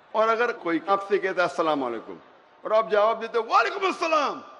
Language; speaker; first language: Hindi; non-native, local second language; Konkani